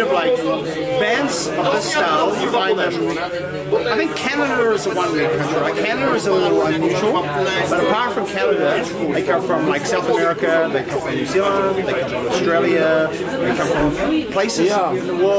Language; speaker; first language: English; native; English